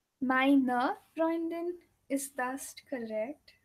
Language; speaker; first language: German; non-native, fluent; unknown